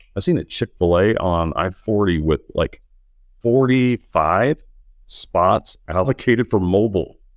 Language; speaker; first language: English; native; English